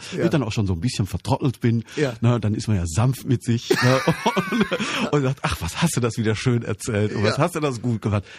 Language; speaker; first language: German; native; German